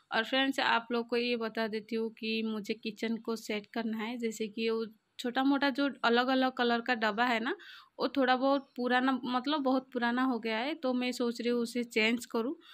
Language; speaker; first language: Hindi; non-native, local second language; Odia